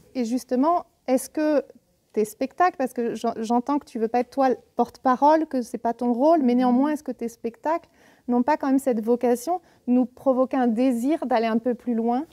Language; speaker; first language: French; native; French